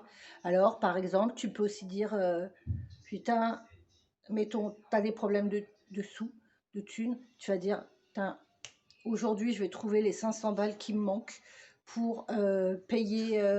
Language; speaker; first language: French; native; French